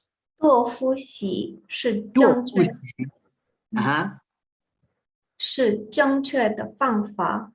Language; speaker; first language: Chinese; non-native, fluent; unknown